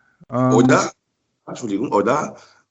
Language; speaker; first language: German; non-native, fluent; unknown